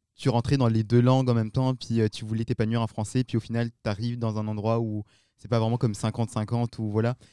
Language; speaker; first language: French; non-native, local second language; Malagasy